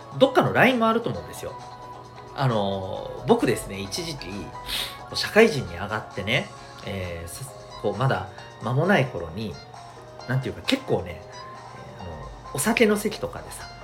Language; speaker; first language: Japanese; native; Japanese